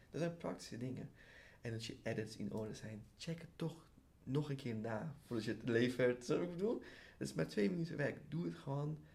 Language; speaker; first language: Dutch; early bilingual, other home language; Persian